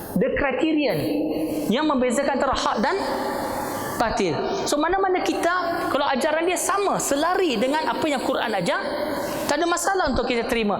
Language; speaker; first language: Malay; non-native, local second language; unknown